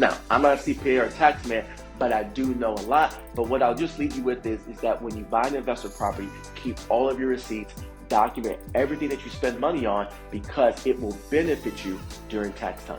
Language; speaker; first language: English; native; English